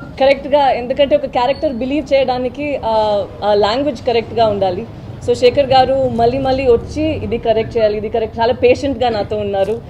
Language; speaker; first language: Telugu; non-native, learner; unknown